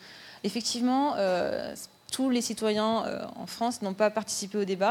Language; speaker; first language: French; native; French